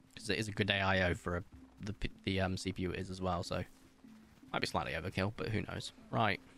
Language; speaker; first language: English; native; English